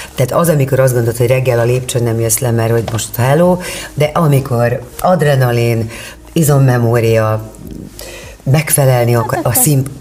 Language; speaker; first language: Hungarian; native; Hungarian